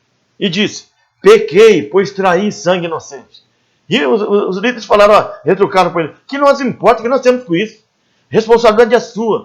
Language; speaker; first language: Portuguese; native; Portuguese